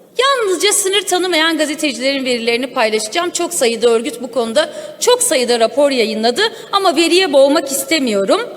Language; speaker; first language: Turkish; non-native, local second language; Kurdish